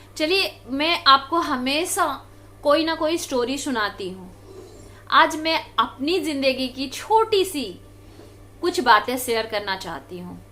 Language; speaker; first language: Hindi; non-native, local second language; Bangla